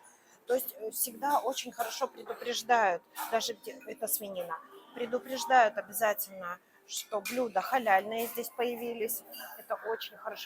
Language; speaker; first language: Russian; native; Russian